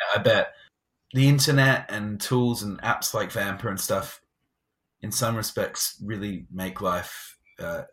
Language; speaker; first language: English; native; English